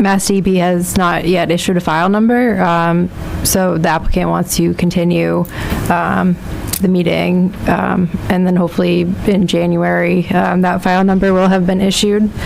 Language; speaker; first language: English; native; English